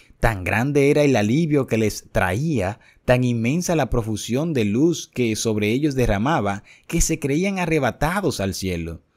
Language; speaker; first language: Spanish; native; Spanish